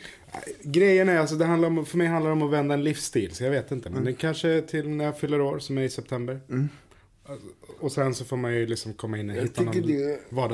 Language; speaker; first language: Swedish; native; Swedish